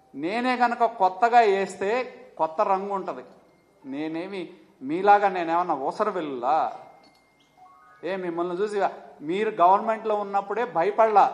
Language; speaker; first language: Telugu; native; Telugu